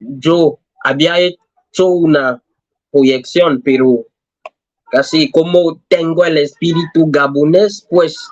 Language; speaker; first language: Spanish; non-native, learner; French